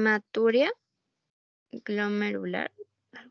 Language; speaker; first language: Spanish; native; Spanish